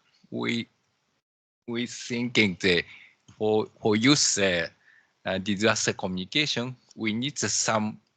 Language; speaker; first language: English; non-native, learner; Japanese